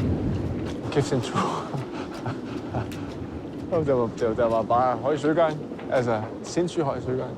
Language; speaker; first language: Danish; native; Danish